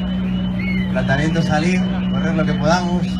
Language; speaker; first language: Spanish; native; Spanish